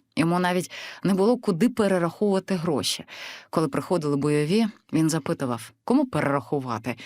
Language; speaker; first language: Ukrainian; native; Ukrainian